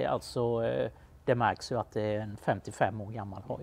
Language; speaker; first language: Swedish; native; Swedish